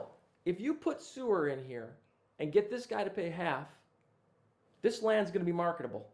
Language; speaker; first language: English; native; English